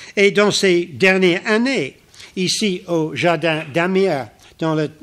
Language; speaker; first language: French; non-native, fluent; English